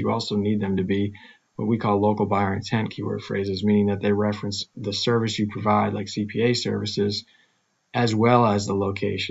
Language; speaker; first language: English; native; English